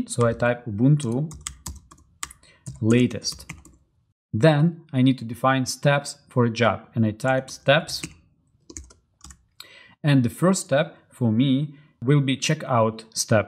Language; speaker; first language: English; non-native, fluent; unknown